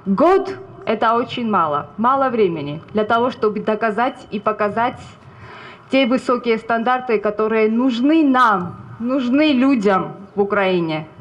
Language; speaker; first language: Russian; non-native, fluent; Georgian